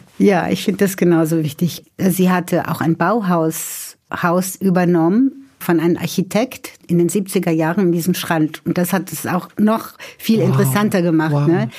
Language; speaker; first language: German; native; German